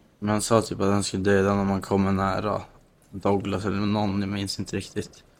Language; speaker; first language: Swedish; native; Swedish